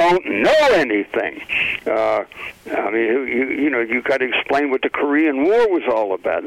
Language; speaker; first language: English; native; English